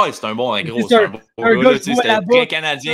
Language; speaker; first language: French; native; French